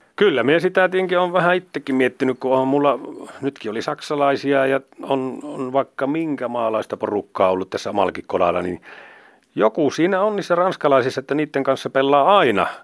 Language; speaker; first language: Finnish; native; Finnish